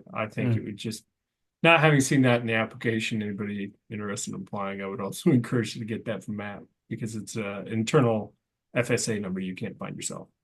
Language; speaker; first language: English; native; English